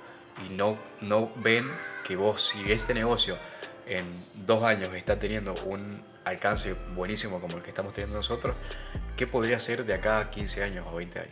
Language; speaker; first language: Spanish; native; Spanish